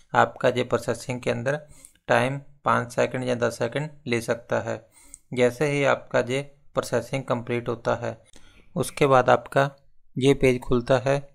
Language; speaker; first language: Hindi; non-native, local second language; Punjabi